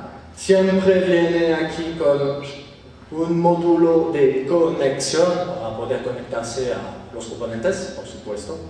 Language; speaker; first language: Spanish; non-native, fluent; French